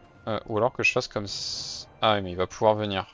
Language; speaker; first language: French; native; French